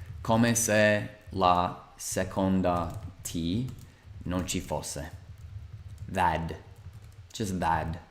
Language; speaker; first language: Italian; non-native, fluent; English